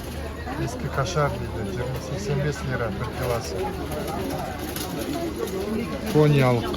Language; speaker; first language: Turkish; non-native, learner; Kazakh